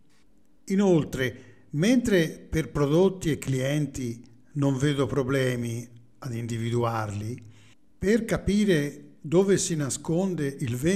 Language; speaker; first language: Italian; native; Italian